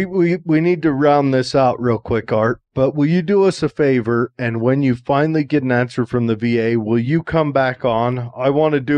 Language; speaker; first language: English; native; English